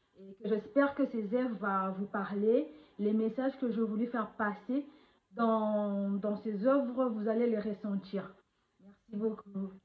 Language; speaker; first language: French; non-native, local second language; Lingala